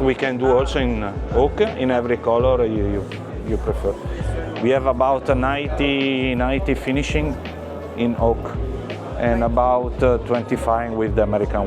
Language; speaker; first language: English; non-native, learner; Italian